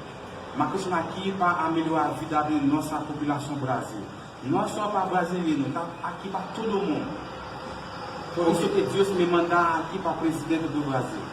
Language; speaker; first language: Portuguese; non-native, learner; Haitian Creole